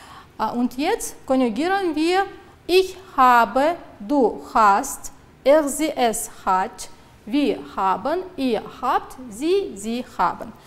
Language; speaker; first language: German; non-native, fluent; Uzbek